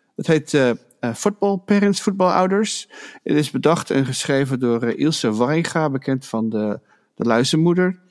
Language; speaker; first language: Dutch; native; Dutch